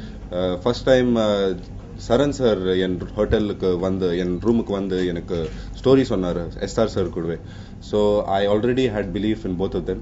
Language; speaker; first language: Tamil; non-native, learner; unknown